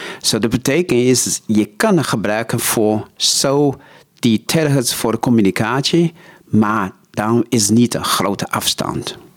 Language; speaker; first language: Dutch; non-native, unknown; Chinese